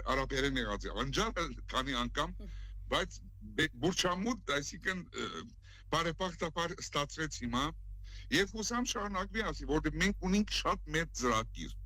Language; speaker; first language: Armenian; native; Armenian